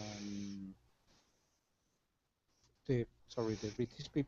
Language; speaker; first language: English; non-native, learner; Spanish